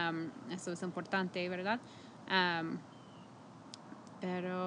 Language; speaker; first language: Spanish; non-native, fluent; English